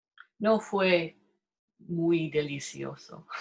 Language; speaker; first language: Spanish; non-native, learner; English